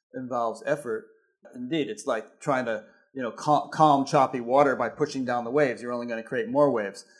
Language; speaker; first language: English; native; English